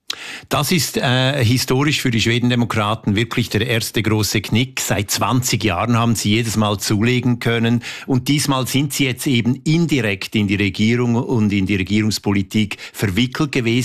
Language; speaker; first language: German; native; German